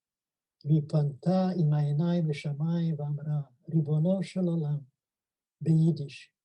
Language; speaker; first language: Hebrew; non-native, fluent; Yiddish